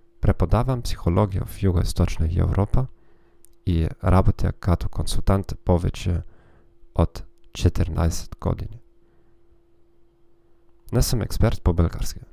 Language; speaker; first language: Macedonian; non-native, learner; German